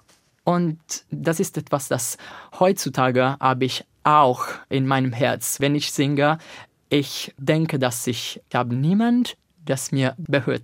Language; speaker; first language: German; non-native, learner; Italian